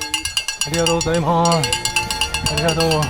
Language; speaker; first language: Japanese; non-native, learner; Chinese